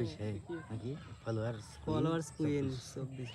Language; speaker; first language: Hindi; non-native, learner; Bangla